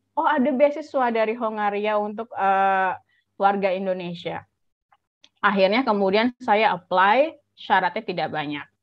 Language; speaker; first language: Indonesian; native; Indonesian